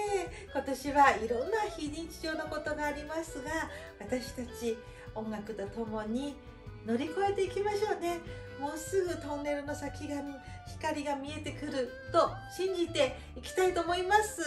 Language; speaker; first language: Japanese; non-native, fluent; Chinese